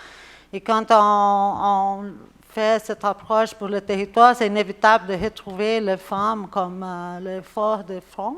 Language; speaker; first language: French; non-native, fluent; Spanish